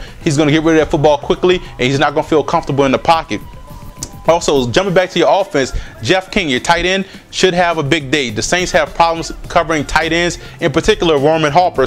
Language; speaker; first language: English; native; English